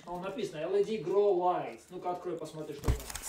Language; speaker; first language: Russian; native; Russian